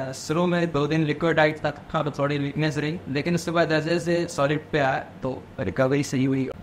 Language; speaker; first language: Hindi; native; Hindi